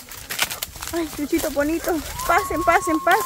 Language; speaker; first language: Spanish; native; Spanish